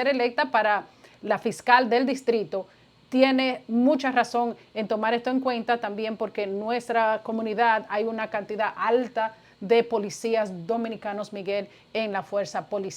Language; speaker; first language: Spanish; native; Spanish